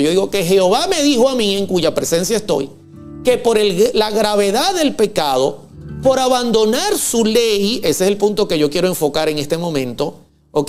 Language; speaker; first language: Spanish; native; Spanish